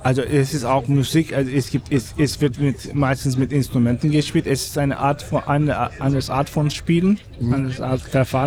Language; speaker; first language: German; non-native, fluent; Turkish